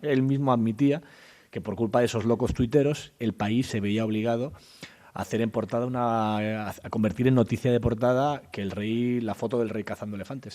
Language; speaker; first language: Spanish; native; Spanish